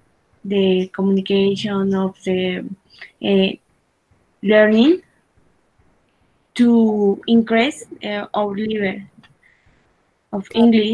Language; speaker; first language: English; non-native, learner; Spanish